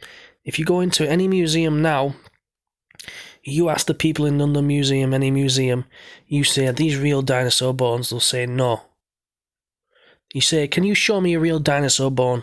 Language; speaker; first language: English; native; English